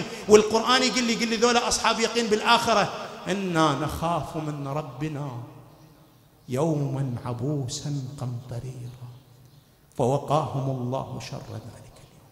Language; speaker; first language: Arabic; native; Arabic